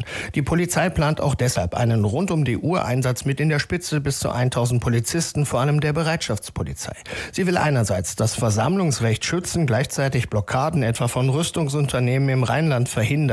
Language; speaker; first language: German; native; German